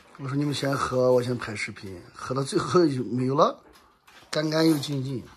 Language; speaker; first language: Chinese; native; Chinese